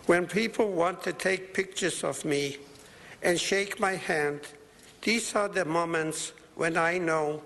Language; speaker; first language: English; non-native, fluent; Polish